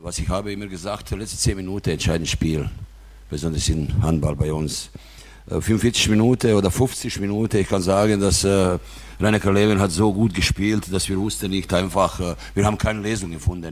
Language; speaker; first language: German; non-native, fluent; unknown